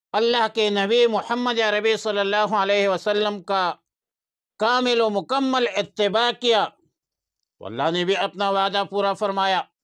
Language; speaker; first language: Urdu; non-native, local second language; Pashto